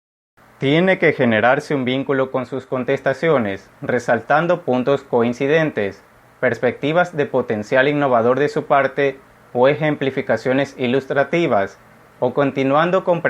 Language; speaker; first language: Spanish; native; Spanish